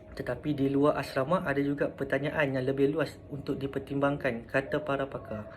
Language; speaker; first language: Malay; native; Malay